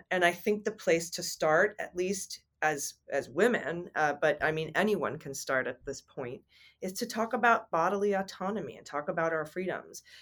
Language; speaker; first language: English; native; English